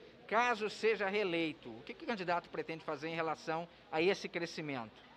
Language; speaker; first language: Portuguese; native; Portuguese